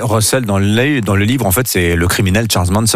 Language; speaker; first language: French; native; French